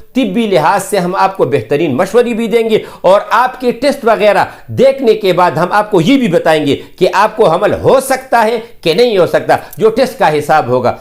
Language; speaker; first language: Urdu; non-native, local second language; Pashto